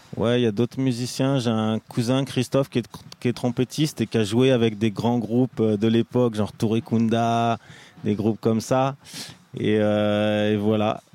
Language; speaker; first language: French; native; French